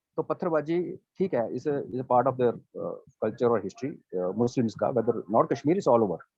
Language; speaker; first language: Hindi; non-native, local second language; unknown